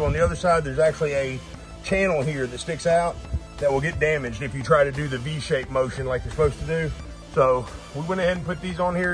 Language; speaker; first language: English; native; English